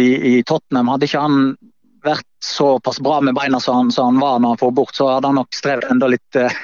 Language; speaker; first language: Norwegian; native; Norwegian